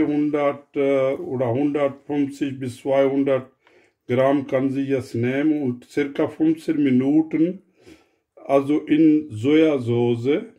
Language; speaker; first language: German; non-native, learner; Urdu